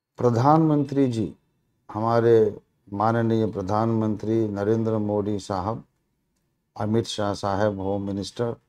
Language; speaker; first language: Hindi; non-native, local second language; Telugu